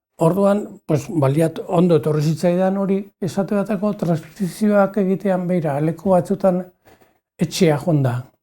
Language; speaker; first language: Basque; non-native, local second language; Spanish